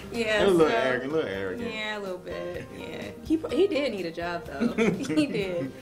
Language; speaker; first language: English; native; English